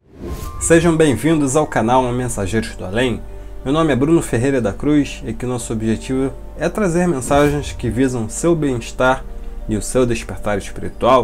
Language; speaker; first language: Portuguese; native; Portuguese